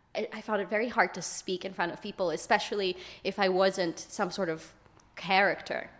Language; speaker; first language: English; early bilingual, other home language; Hebrew